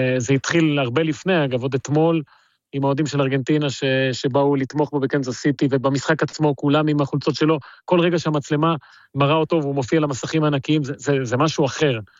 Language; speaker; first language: Hebrew; early bilingual, other home language; Spanish